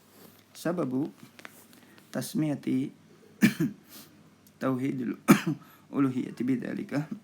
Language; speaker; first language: Arabic; non-native, fluent; Indonesian